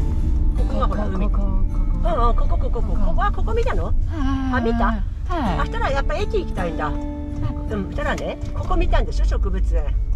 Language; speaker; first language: Japanese; native; Japanese